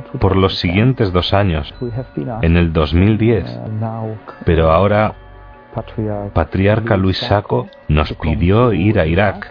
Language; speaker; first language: Spanish; non-native, fluent; German